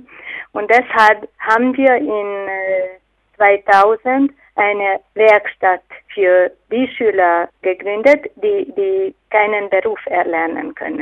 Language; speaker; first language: German; non-native, fluent; Hungarian